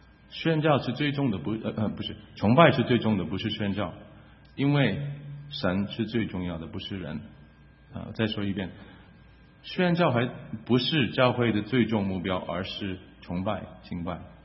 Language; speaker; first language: Chinese; non-native, fluent; English